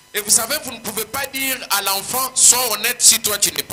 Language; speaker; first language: French; non-native, local second language; Swahili